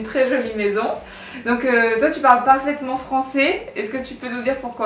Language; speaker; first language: French; native; French